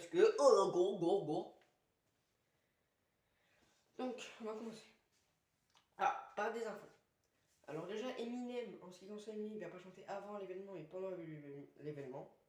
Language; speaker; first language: French; native; French